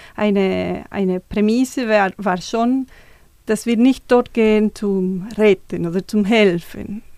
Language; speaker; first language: German; non-native, fluent; Spanish